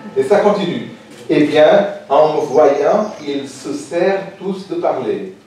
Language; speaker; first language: French; non-native, fluent; Portuguese